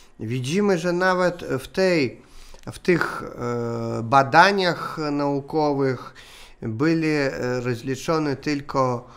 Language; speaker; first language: Polish; non-native, learner; Russian